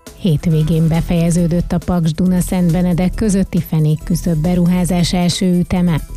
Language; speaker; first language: Hungarian; native; Hungarian